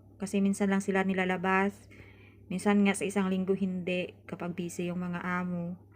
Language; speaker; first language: Filipino; native; Filipino